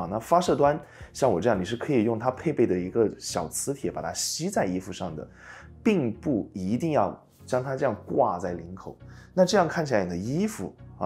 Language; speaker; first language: Chinese; native; Chinese